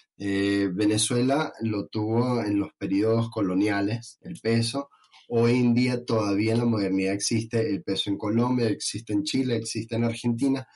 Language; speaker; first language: Spanish; native; Spanish